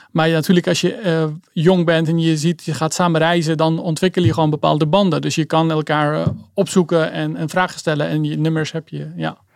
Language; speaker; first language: Dutch; early bilingual, other home language; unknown